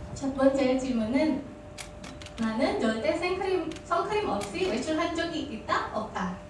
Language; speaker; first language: Korean; non-native, fluent; Indonesian